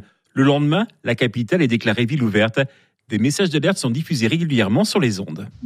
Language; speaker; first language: French; native; French